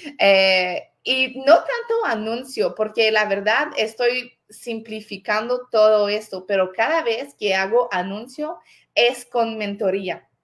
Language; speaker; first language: Spanish; non-native, fluent; French